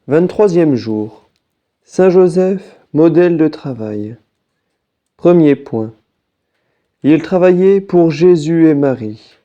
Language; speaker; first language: French; native; French